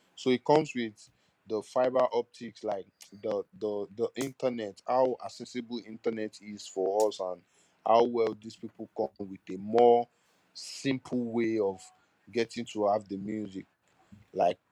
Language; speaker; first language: English; non-native, local second language; Yoruba